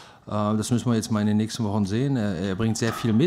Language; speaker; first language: German; native; German